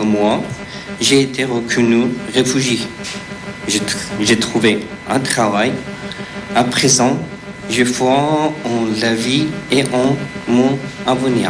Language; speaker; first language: French; non-native, fluent; Persian